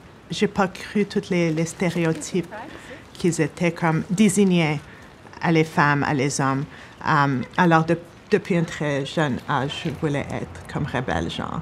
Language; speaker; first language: French; early bilingual, heritage; French